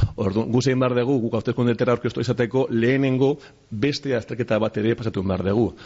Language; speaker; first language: Basque; non-native, local second language; Spanish